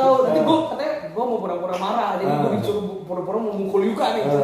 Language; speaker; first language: Indonesian; native; Indonesian